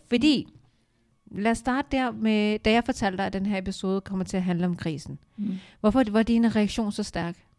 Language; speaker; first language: Danish; early bilingual, other home language; Urdu